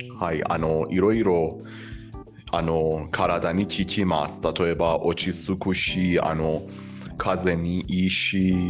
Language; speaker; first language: Japanese; non-native, learner; Persian